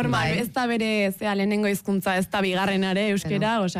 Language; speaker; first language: Basque; native; Basque